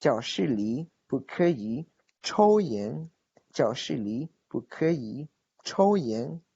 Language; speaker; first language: Chinese; non-native, fluent; Spanish